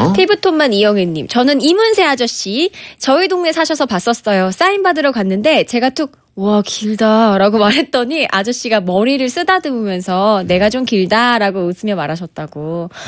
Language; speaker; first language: Korean; native; Korean